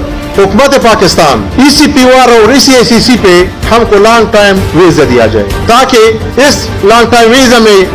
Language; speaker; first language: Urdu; non-native, fluent; Pashto